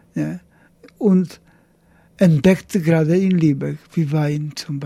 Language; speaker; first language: German; non-native, learner; Polish